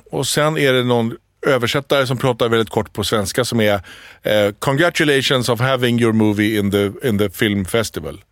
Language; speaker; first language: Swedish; early bilingual, other home language; Arabic